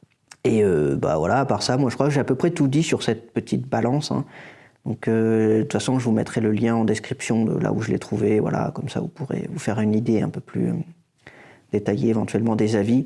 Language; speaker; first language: French; native; French